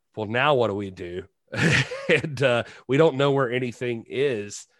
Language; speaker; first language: English; native; English